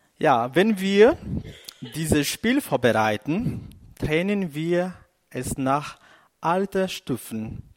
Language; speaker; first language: German; non-native, fluent; Portuguese